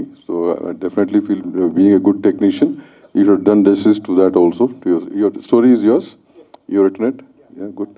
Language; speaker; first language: Telugu; native; Telugu